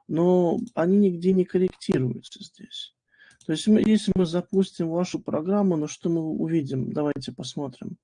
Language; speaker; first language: Russian; native; Russian